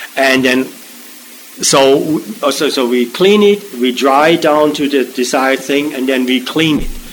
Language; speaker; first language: English; non-native, fluent; German